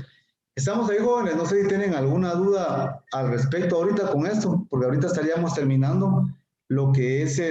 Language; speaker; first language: Spanish; native; Spanish